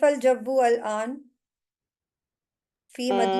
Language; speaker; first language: Arabic; non-native, fluent; Hindi